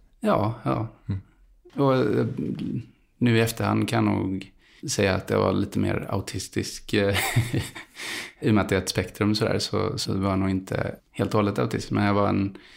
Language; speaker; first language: Swedish; early bilingual, other home language; Spanish